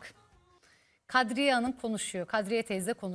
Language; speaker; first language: Turkish; native; Turkish